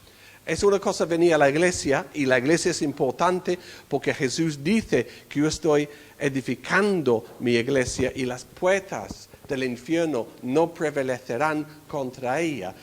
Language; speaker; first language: Spanish; non-native, fluent; English